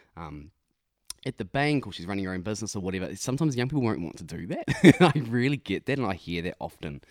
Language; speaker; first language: English; native; English